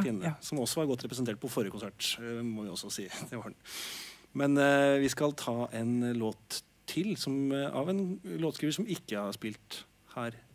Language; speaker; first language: Norwegian; native; Norwegian